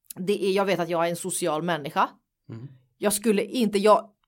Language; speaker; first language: Swedish; native; Swedish